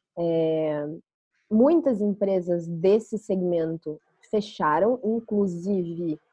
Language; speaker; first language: Portuguese; native; Portuguese